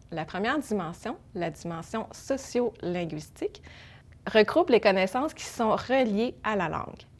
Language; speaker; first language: French; early bilingual, other home language; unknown